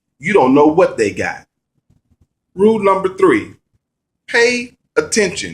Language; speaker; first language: English; native; English